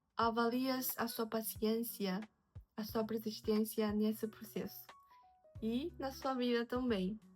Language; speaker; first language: Portuguese; non-native, fluent; Chinese